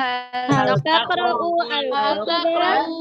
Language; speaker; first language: Arabic; non-native, learner; Indonesian